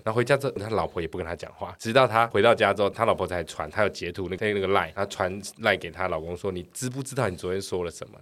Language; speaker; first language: Chinese; native; Chinese